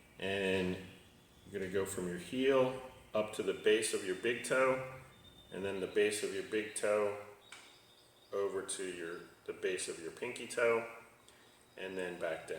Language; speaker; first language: English; native; English